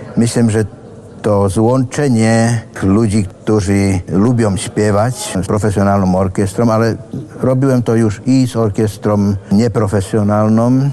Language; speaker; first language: Polish; native; Polish